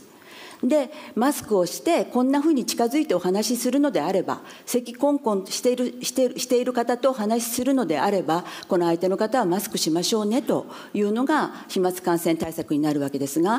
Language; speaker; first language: Japanese; native; Japanese